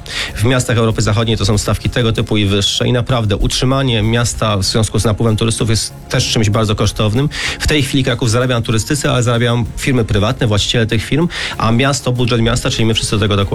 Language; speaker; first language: Polish; native; Polish